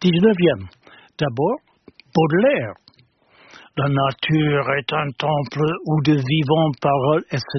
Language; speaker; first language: French; non-native, fluent; English